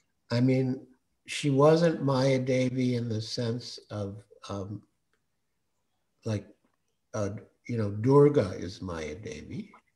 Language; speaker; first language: English; native; English